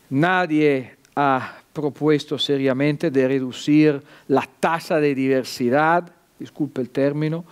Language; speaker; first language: Spanish; non-native, fluent; Italian